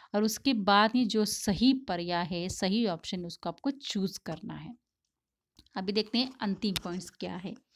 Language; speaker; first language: Hindi; non-native, local second language; Tamil